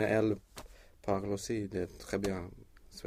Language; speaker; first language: French; non-native, learner; Swedish